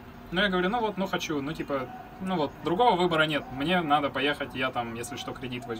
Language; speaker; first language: Russian; native; Russian